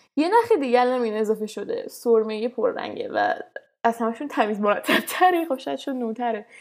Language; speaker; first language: Persian; native; Persian